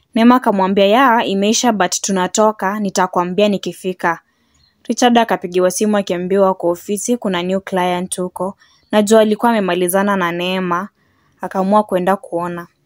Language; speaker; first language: Swahili; native; Swahili